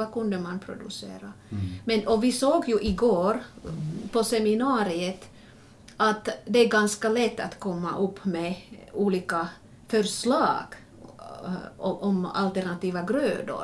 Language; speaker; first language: Swedish; non-native, local second language; Finnish